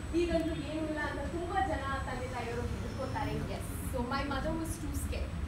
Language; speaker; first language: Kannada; non-native, local second language; Tamil